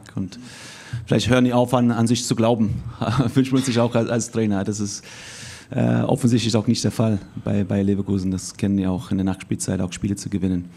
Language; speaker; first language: German; native; German